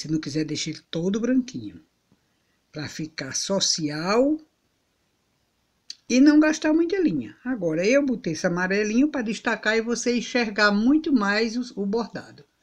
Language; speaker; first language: Portuguese; native; Portuguese